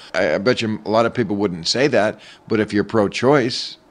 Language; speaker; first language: English; native; English